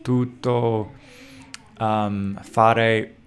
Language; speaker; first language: Italian; non-native, learner; English